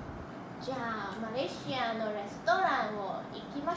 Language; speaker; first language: Japanese; non-native, learner; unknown